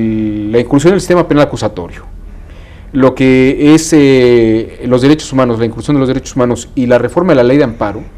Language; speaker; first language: Spanish; native; Spanish